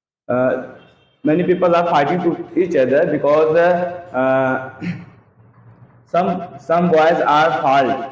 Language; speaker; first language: English; non-native, learner; Hindi